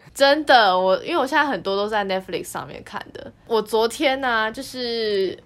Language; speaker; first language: Chinese; native; Chinese